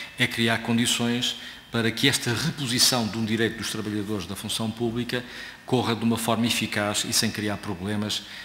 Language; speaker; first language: Portuguese; native; Portuguese